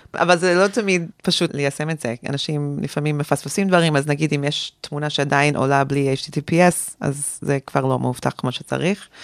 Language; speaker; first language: Hebrew; early bilingual, heritage; Hebrew